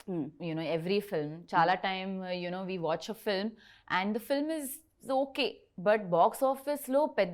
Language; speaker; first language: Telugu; non-native, learner; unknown